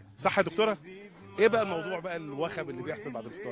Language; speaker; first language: Arabic; native; Arabic